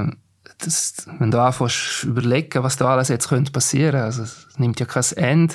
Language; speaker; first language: German; native; German